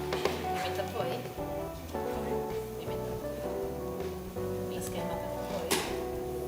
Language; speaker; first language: Italian; native; Italian